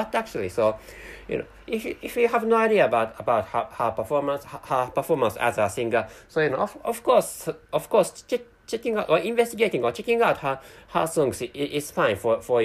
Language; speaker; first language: English; non-native, fluent; Japanese